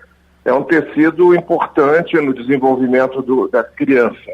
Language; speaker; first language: Portuguese; native; Portuguese